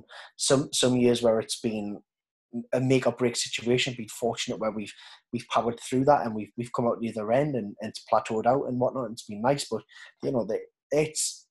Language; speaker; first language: English; native; English